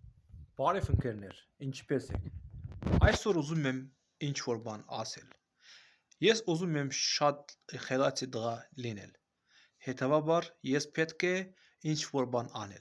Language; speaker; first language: Armenian; non-native, learner; Azerbaijani